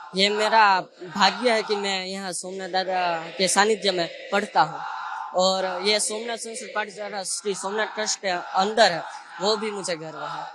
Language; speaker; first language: Hindi; non-native, local second language; Gujarati